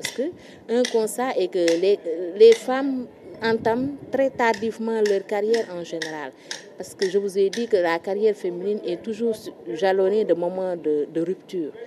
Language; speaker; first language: French; non-native, local second language; Wolof